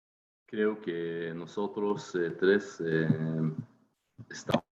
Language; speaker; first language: Spanish; non-native, fluent; Hebrew